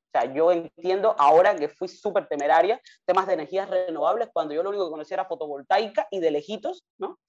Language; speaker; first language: Spanish; native; Spanish